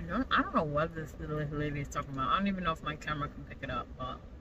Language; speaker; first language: English; early bilingual, other home language; Spanish